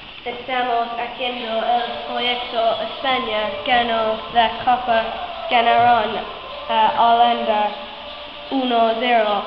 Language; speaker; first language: Spanish; non-native, learner; English